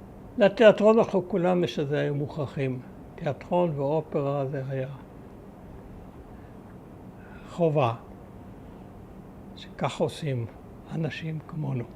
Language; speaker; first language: Hebrew; early bilingual, other home language; German